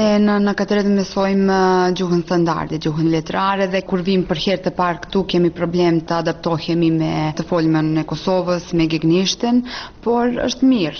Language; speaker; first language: Albanian; non-native, fluent; Serbian